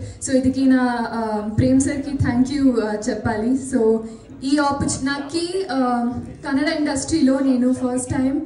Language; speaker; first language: Telugu; non-native, learner; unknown